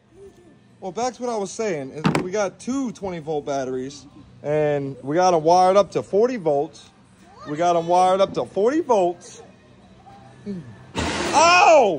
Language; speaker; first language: English; native; English